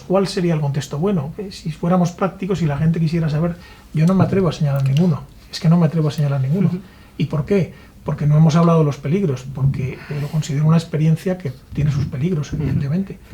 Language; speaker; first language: Spanish; native; Spanish